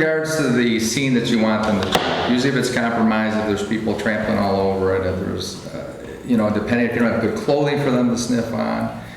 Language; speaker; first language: English; native; English